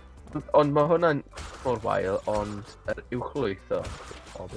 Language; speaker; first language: Welsh; native; Welsh